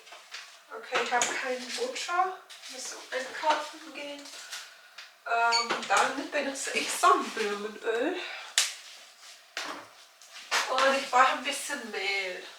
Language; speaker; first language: German; non-native, learner; Turkish